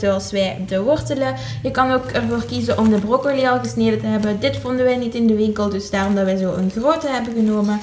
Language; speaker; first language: Dutch; native; Dutch